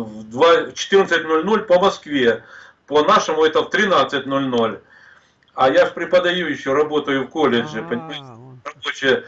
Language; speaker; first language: Russian; native; Russian